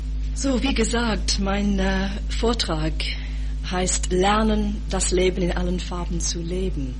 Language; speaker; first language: German; non-native, fluent; English